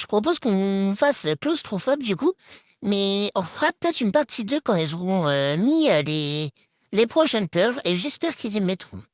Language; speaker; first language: French; native; French